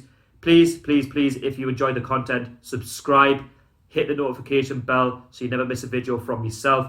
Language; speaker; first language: English; native; English